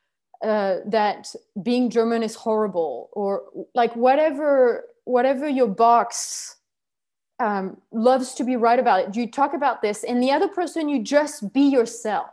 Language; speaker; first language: English; non-native, fluent; French